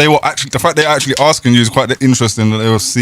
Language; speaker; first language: English; native; English